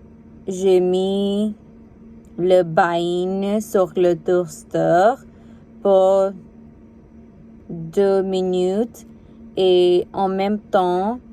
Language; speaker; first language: French; non-native, learner; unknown